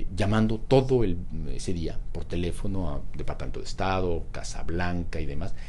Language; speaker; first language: Spanish; native; Spanish